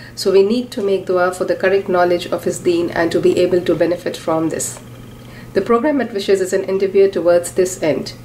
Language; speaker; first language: English; non-native, local second language; Urdu